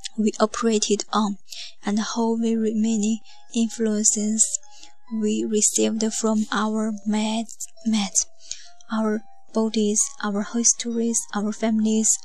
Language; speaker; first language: English; non-native, learner; Chinese